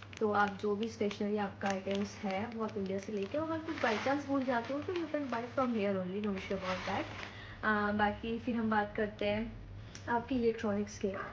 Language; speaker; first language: Hindi; native; Hindi